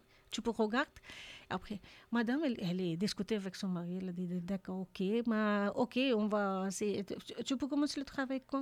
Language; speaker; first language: French; non-native, learner; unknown